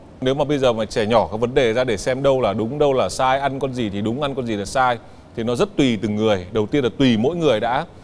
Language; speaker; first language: Vietnamese; native; Vietnamese